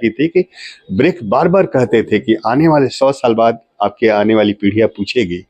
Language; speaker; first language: Hindi; native; Hindi